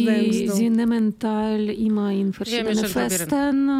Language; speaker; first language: German; non-native, learner; Ukrainian